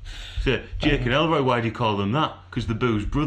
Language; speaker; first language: English; native; English